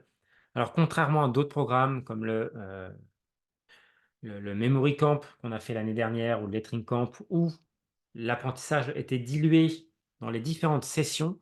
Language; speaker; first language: French; native; French